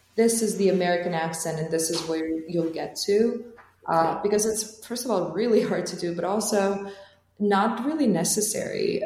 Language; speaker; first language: English; non-native, fluent; Albanian